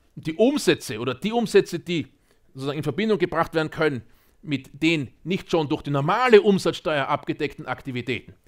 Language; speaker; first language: German; native; German